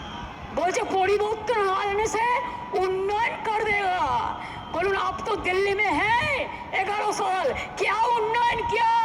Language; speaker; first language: Hindi; non-native, local second language; Bangla